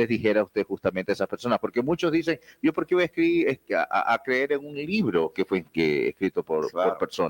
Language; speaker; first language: Spanish; native; Spanish